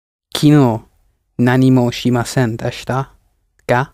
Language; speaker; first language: Japanese; non-native, learner; English